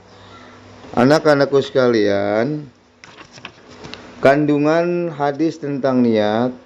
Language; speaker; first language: Indonesian; native; Indonesian